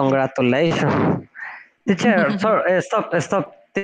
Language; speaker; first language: English; non-native, learner; Spanish